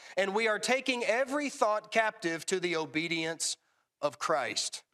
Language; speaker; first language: English; native; English